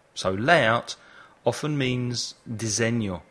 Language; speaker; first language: English; native; English